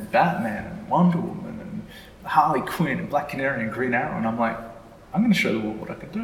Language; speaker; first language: English; native; English